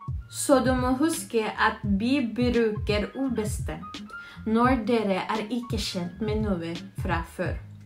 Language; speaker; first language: Norwegian; non-native, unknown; Filipino